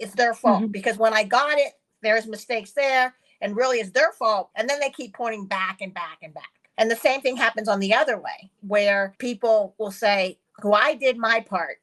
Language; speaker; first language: English; early bilingual, other home language; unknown